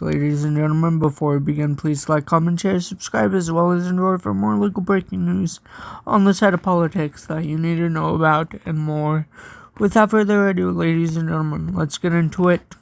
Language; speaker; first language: English; native; English